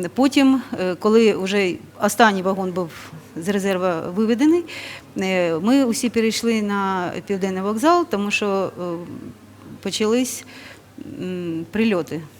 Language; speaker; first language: Ukrainian; non-native, local second language; Russian